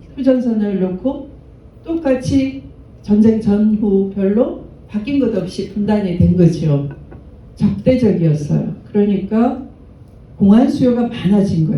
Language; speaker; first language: Korean; native; Korean